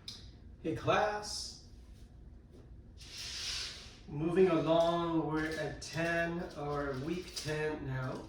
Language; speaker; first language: English; native; English